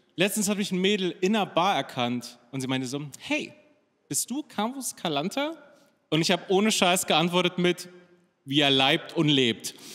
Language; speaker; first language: German; early bilingual, other home language; Persian